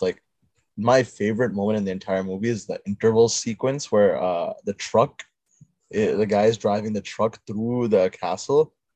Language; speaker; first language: English; early bilingual, other home language; Telugu